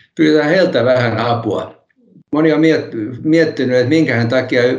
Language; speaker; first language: Finnish; non-native, local second language; Swedish